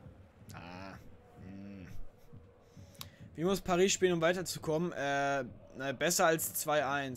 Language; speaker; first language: German; native; German